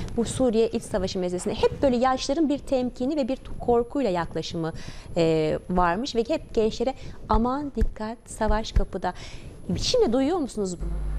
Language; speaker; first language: Turkish; native; Turkish